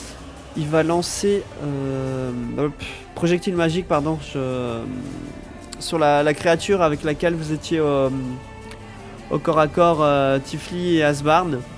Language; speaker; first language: French; native; French